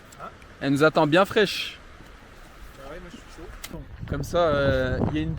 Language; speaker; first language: French; native; French